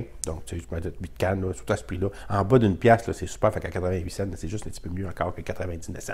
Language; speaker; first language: French; native; French